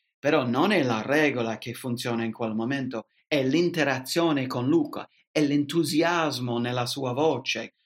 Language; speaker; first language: Italian; non-native, fluent; English